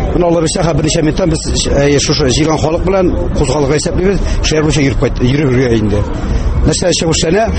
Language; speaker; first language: Tatar; native; Tatar